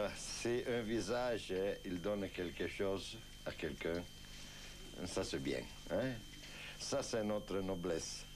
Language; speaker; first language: French; non-native, fluent; Italian